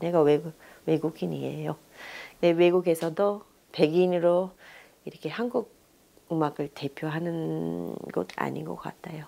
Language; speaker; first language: Korean; non-native, fluent; English